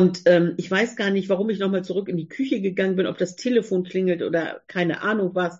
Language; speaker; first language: German; native; German